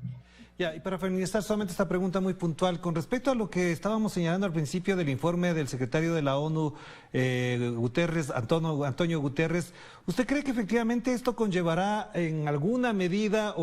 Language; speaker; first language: Spanish; native; Spanish